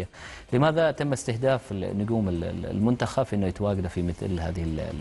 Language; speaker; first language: Arabic; native; Arabic